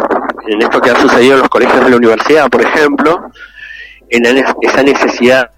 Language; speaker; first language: Spanish; native; Spanish